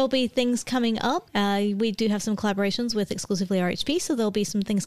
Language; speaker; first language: English; native; English